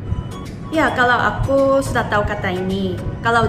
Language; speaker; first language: Indonesian; non-native, fluent; Korean